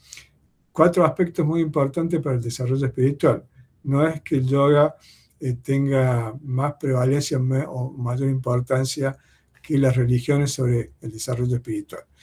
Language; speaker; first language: Spanish; native; Spanish